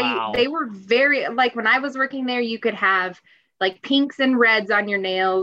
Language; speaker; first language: English; native; English